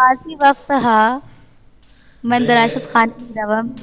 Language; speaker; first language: Persian; non-native, learner; Urdu